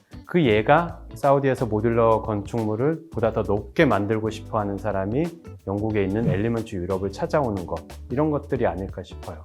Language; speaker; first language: Korean; native; Korean